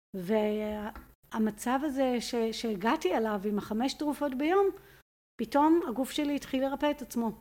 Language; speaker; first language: Hebrew; native; Hebrew